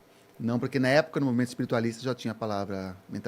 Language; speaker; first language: Portuguese; native; Portuguese